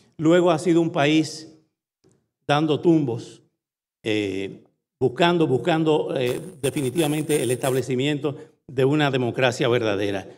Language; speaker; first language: Spanish; native; Spanish